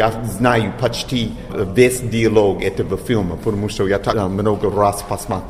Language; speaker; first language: Russian; non-native, fluent; English